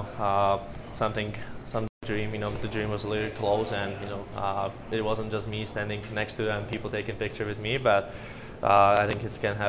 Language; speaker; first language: English; non-native, fluent; Slovak